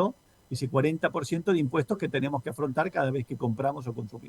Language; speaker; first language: Spanish; native; Spanish